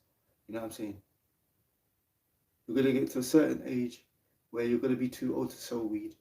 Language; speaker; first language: English; native; English